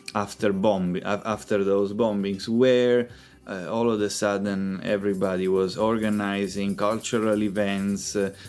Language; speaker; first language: English; non-native, fluent; Italian